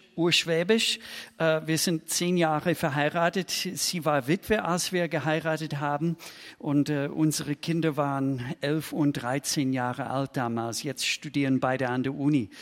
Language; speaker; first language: German; non-native, fluent; English